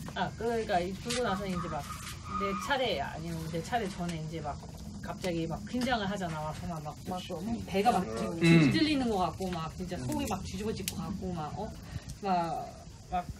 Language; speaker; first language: Korean; native; Korean